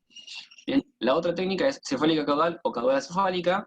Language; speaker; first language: Spanish; native; Spanish